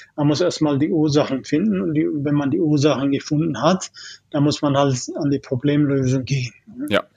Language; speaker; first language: German; non-native, fluent; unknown